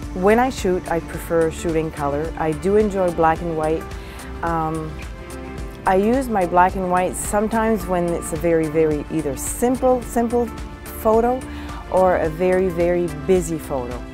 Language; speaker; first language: English; native; English